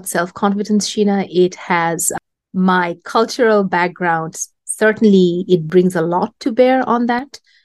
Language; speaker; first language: English; non-native, local second language; Bangla